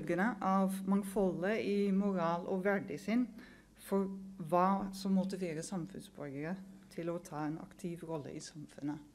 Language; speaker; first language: Norwegian; non-native, fluent; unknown